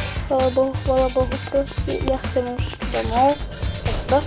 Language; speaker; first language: Slovak; non-native, learner; Ukrainian